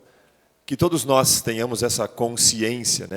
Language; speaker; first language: Portuguese; native; Portuguese